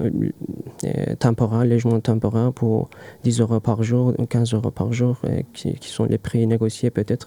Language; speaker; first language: French; non-native, learner; Turkish